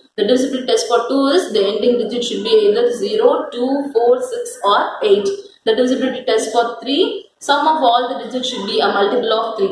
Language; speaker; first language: English; non-native, local second language; Tamil